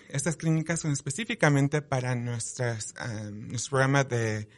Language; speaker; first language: Spanish; early bilingual, heritage; Spanish